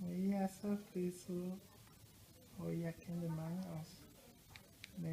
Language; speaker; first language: Danish; non-native, local second language; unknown